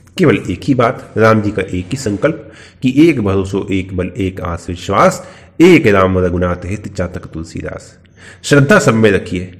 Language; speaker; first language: Hindi; native; Hindi